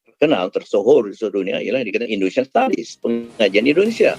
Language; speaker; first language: Malay; native; Malay